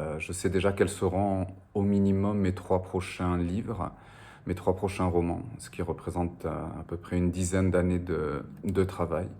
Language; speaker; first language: French; early bilingual, other home language; Spanish